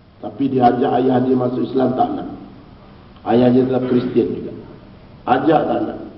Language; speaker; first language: Malay; native; Malay